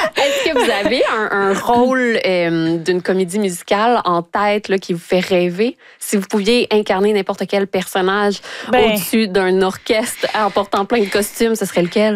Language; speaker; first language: French; native; French